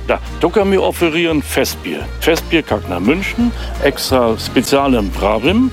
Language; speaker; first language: Bulgarian; non-native, learner; German